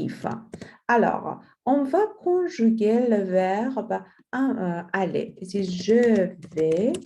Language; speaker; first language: French; non-native, fluent; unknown